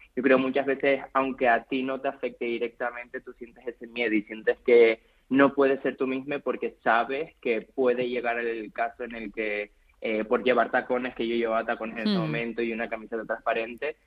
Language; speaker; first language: Spanish; native; Spanish